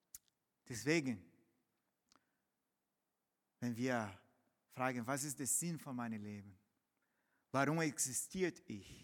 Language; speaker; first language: German; non-native, fluent; Portuguese